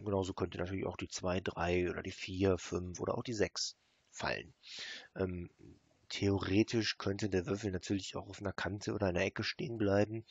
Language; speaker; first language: German; native; German